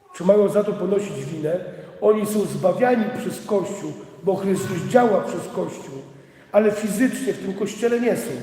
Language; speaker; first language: Polish; native; Polish